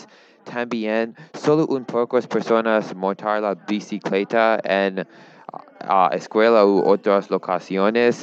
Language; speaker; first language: Spanish; non-native, learner; English